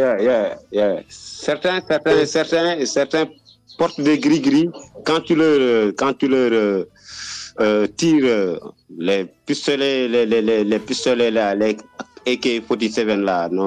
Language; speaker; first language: French; non-native, fluent; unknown